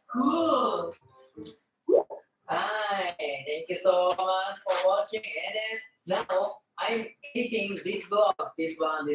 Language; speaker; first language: English; non-native, learner; Filipino